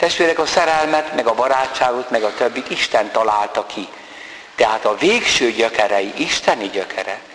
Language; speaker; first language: Hungarian; native; Hungarian